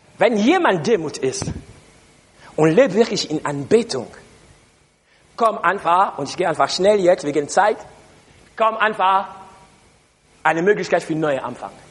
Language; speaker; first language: German; non-native, learner; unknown